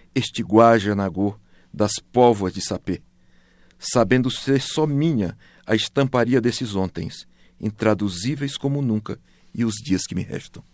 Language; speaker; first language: Spanish; non-native, learner; Portuguese